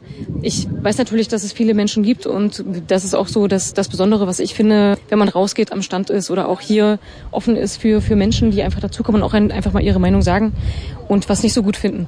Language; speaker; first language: German; native; German